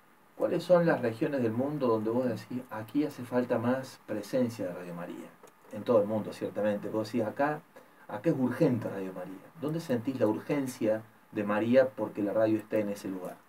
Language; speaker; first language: Spanish; native; Spanish